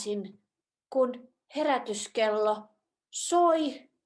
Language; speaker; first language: Finnish; native; Finnish